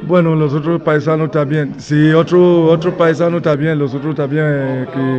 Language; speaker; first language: Spanish; non-native, learner; Bini